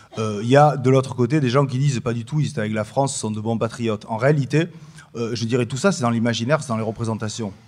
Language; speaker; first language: French; native; French